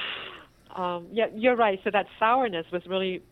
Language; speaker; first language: English; non-native, local second language; Cantonese